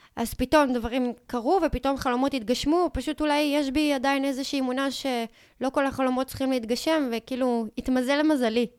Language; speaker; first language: Hebrew; non-native, fluent; English